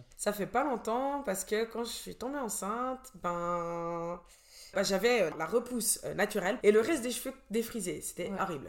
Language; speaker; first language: French; early bilingual, other home language; Portuguese